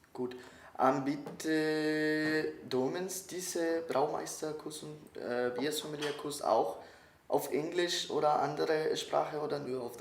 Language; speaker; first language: German; non-native, learner; Spanish